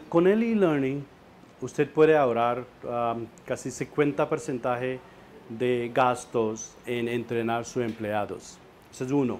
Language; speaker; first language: Spanish; non-native, fluent; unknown